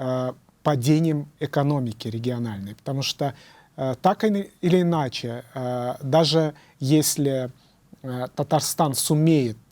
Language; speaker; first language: Russian; native; Russian